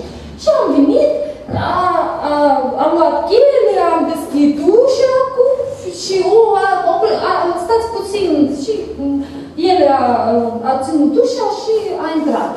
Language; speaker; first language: Romanian; non-native, learner; Russian